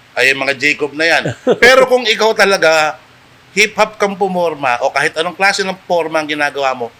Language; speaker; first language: Filipino; native; Filipino